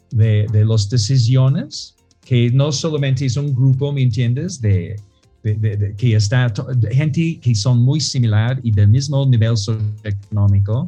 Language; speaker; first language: Spanish; non-native, fluent; English